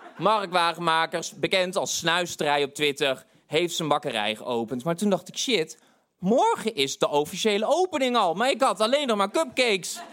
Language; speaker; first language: Dutch; native; Dutch